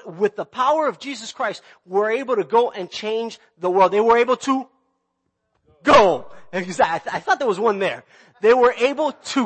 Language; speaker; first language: English; native; English